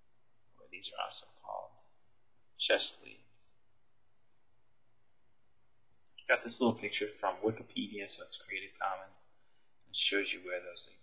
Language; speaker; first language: English; native; English